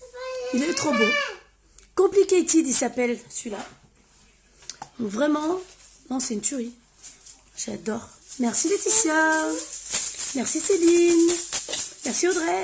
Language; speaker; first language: French; native; French